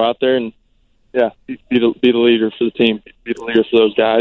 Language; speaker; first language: English; native; English